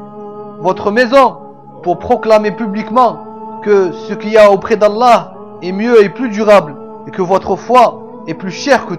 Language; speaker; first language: French; non-native, local second language; Arabic